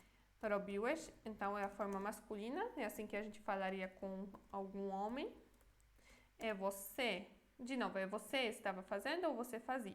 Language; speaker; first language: Portuguese; non-native, fluent; Polish